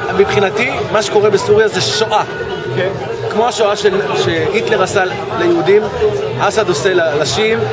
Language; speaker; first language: Hebrew; native; Hebrew